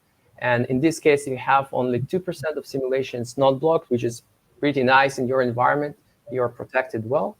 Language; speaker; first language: English; non-native, fluent; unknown